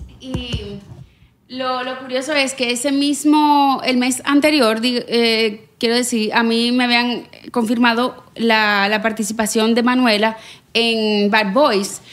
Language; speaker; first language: Spanish; native; Spanish